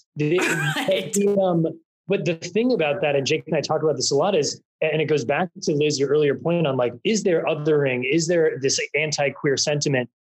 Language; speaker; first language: English; native; English